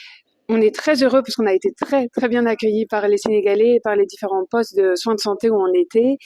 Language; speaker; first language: French; native; French